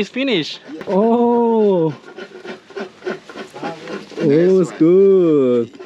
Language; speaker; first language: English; non-native, learner; Korean